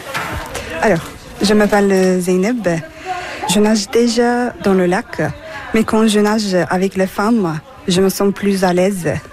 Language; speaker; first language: French; non-native, fluent; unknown